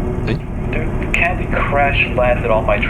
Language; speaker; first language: English; native; English